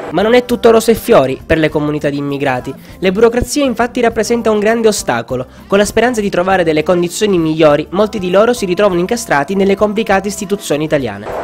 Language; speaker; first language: Italian; native; Italian